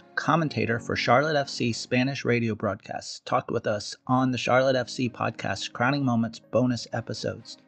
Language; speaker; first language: English; native; English